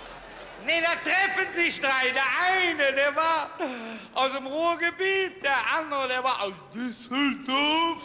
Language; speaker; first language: German; native; German